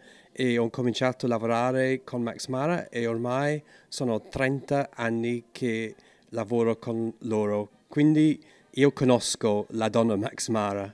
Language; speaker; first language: Italian; non-native, fluent; English